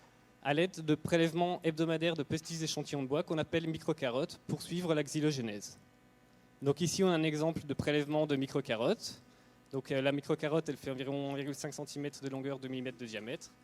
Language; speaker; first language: French; native; French